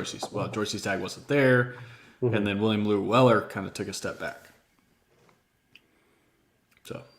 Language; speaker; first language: English; native; English